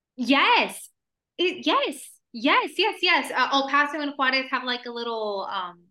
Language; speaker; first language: English; early bilingual, other home language; Spanish